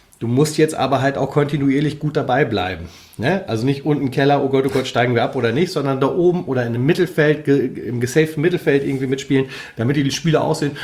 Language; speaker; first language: German; native; German